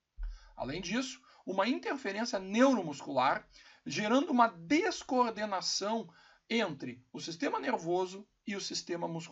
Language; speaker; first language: Portuguese; native; Portuguese